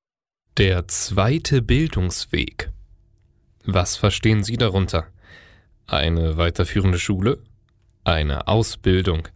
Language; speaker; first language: German; native; German